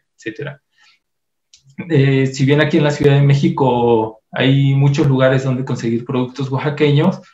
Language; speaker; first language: Spanish; native; Spanish